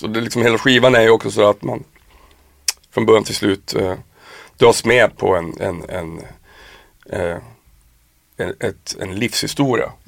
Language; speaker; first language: Swedish; native; Swedish